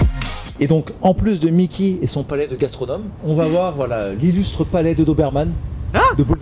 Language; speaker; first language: French; native; French